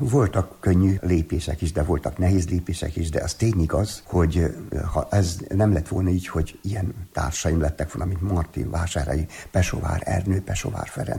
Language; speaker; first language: Hungarian; native; Hungarian